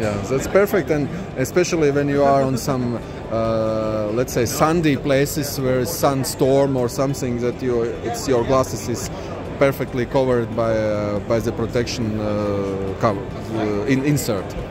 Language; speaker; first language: English; non-native, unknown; Latvian